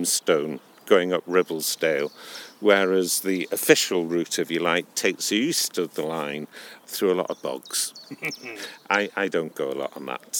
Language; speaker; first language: English; native; English